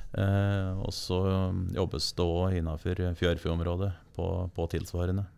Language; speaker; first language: Norwegian; native; Norwegian